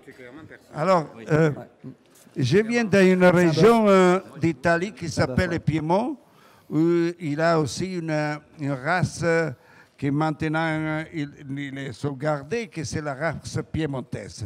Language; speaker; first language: French; non-native, fluent; Italian